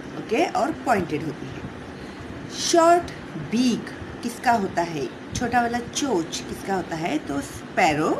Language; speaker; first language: Hindi; non-native, local second language; Marathi